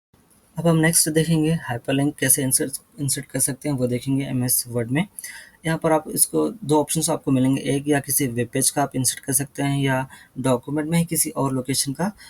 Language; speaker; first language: Hindi; native; Hindi